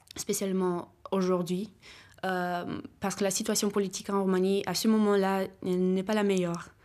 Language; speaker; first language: French; non-native, fluent; Romanian